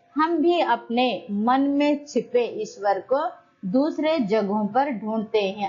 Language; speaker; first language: Hindi; non-native, local second language; Telugu